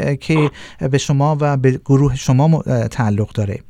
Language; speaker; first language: Persian; native; Persian